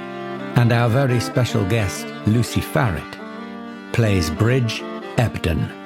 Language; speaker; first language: English; native; English